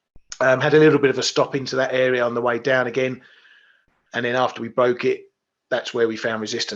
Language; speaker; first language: English; native; English